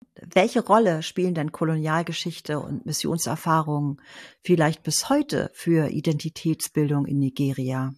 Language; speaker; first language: German; native; German